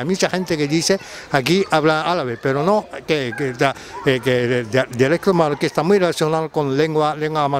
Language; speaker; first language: Spanish; non-native, fluent; Japanese